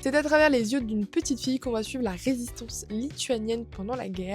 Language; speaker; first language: French; native; French